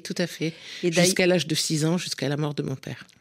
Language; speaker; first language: French; non-native, local second language; Arabic